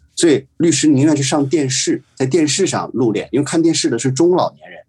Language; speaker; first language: Chinese; native; Chinese